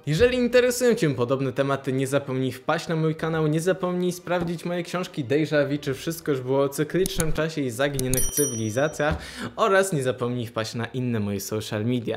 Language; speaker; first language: Polish; native; Polish